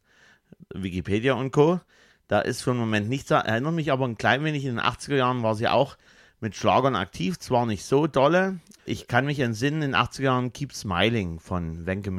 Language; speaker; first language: German; native; German